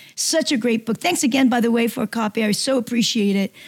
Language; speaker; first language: English; non-native, fluent; Korean